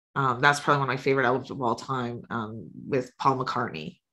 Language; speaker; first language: English; native; English